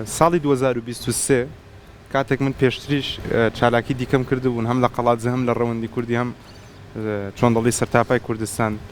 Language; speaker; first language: Central Kurdish; early bilingual, heritage; Central Kurdish